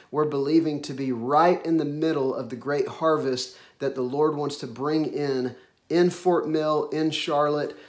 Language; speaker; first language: English; native; English